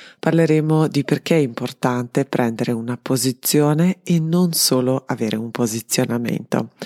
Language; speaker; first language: Italian; non-native, fluent; Serbian